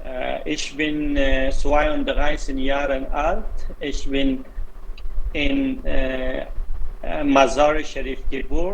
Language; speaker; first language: German; non-native, learner; Persian